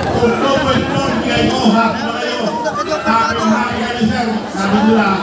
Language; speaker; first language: Filipino; non-native, local second language; Iloko